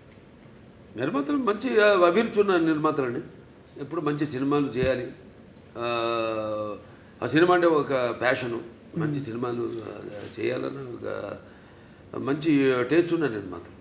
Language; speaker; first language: Telugu; native; Telugu